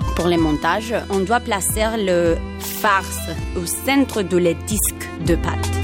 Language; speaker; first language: French; non-native, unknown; Spanish